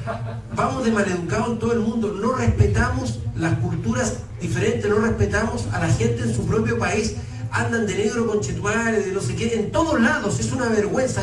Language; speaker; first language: Spanish; native; Spanish